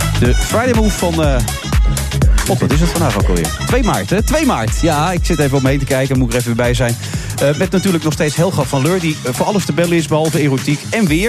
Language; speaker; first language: Dutch; native; Dutch